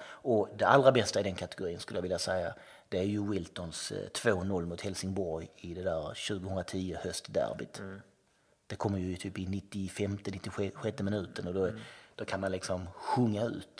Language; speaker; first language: Swedish; native; Swedish